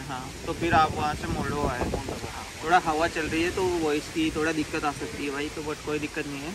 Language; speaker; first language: Hindi; native; Hindi